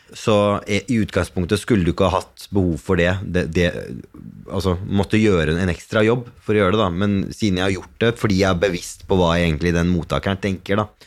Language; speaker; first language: Norwegian; early bilingual, other home language; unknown